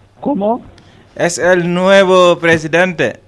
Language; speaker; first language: Spanish; non-native, local second language; Wolof